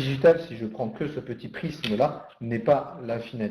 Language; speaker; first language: French; native; French